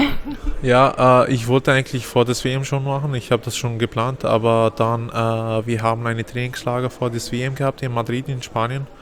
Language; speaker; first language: German; non-native, fluent; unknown